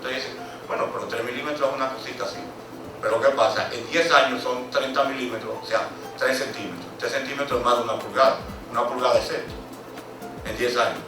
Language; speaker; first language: Spanish; native; Spanish